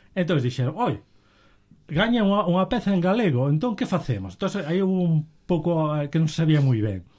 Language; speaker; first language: Galician; native; Galician